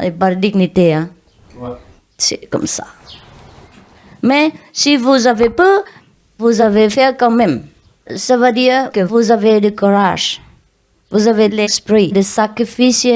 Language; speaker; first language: French; non-native, learner; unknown